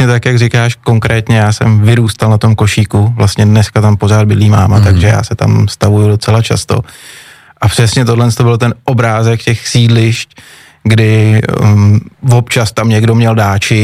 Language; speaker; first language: Czech; native; Czech